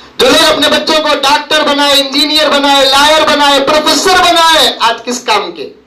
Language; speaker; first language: Urdu; native; Urdu